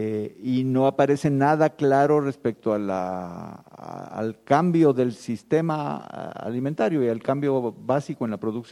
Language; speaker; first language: Spanish; native; Spanish